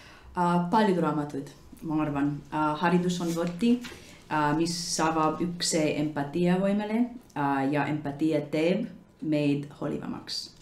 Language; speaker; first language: Estonian; non-native, learner; English